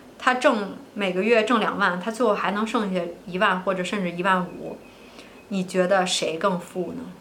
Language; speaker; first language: Chinese; native; Chinese